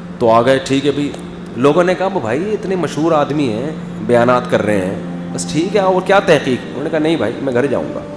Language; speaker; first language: Urdu; native; Urdu